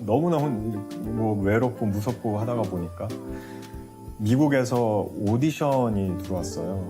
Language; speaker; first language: Korean; early bilingual, heritage; Korean